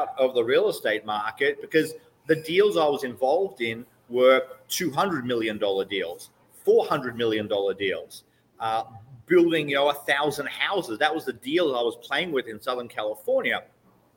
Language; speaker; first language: English; native; English